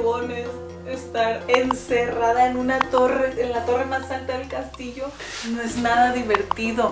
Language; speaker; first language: Spanish; native; Spanish